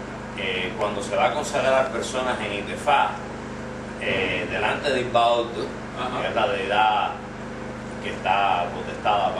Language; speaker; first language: Spanish; native; Spanish